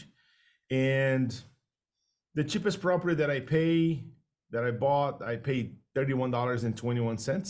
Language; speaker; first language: English; non-native, fluent; Portuguese